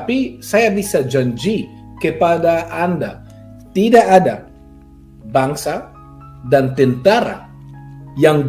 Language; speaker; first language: Indonesian; non-native, fluent; Hebrew